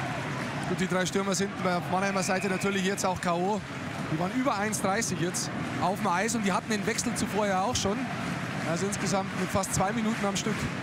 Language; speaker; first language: German; native; German